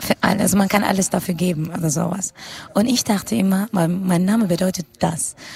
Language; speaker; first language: German; non-native, fluent; Kurdish